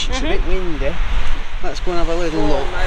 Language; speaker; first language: English; native; English